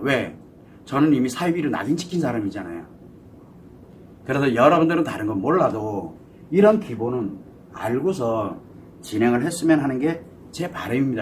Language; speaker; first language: Korean; native; Korean